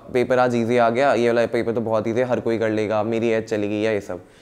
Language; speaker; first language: Hindi; native; Hindi